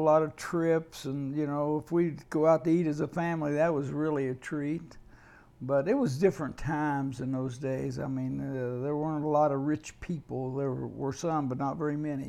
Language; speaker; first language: English; native; English